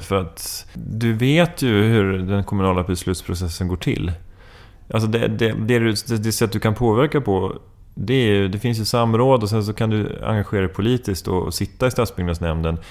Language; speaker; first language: Swedish; native; Swedish